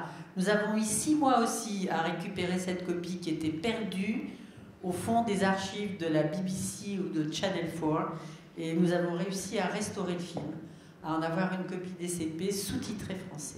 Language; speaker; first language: French; native; French